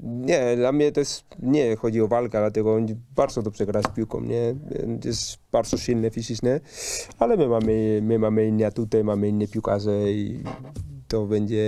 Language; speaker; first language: Polish; non-native, learner; Spanish